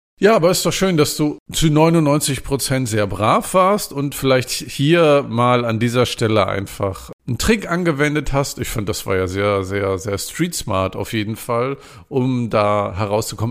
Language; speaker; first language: German; native; German